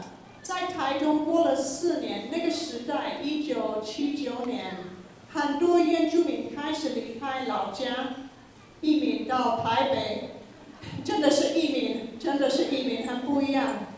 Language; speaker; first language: Chinese; early bilingual, other home language; English